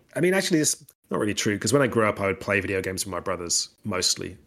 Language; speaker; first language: English; native; English